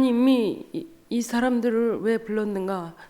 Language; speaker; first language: Korean; native; Korean